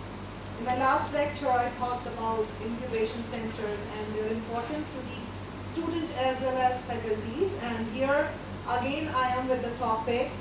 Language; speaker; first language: English; non-native, local second language; Hindi